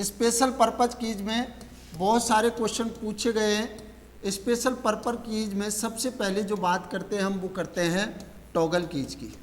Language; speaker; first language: Hindi; native; Hindi